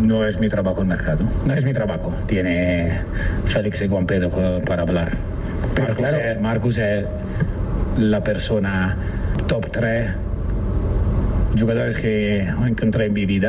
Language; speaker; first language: Spanish; non-native, learner; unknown